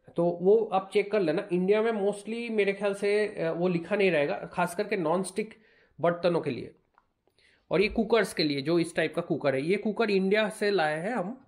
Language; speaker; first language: Hindi; non-native, local second language; Bangla